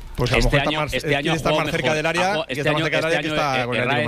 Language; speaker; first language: Spanish; native; Spanish